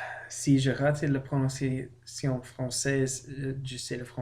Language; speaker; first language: French; non-native, learner; English